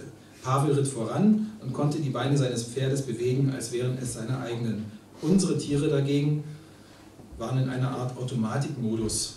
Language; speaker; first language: German; native; German